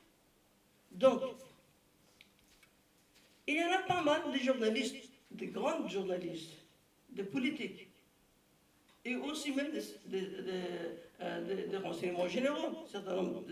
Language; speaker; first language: French; non-native, fluent; Persian